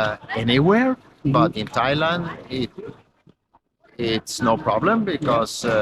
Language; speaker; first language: English; non-native, fluent; Norwegian